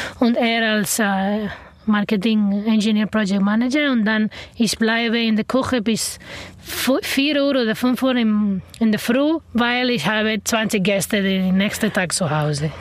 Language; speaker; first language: German; non-native, learner; Arabic